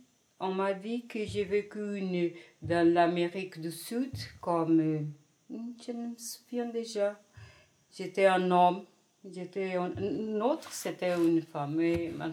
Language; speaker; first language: French; non-native, fluent; Portuguese